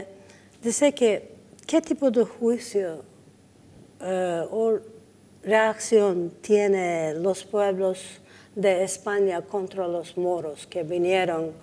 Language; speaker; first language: Spanish; non-native, learner; Turkish